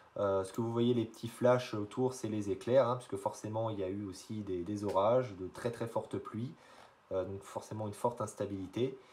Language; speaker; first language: French; native; French